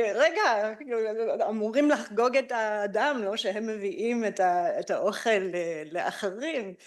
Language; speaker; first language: Hebrew; non-native, fluent; English